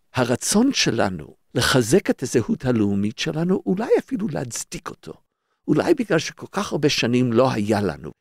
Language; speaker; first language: Hebrew; early bilingual, other home language; English